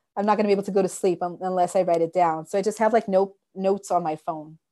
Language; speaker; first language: English; non-native, fluent; Portuguese